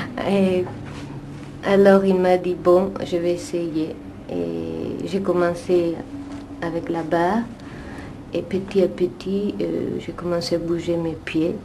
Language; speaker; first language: French; non-native, fluent; Italian